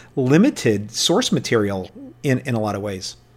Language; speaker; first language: English; native; English